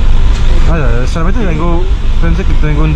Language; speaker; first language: Spanish; non-native, learner; French